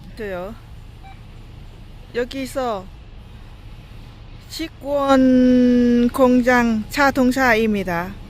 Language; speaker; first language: Korean; non-native, learner; Lao